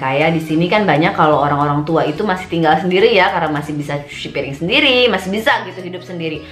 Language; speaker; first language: Indonesian; native; Indonesian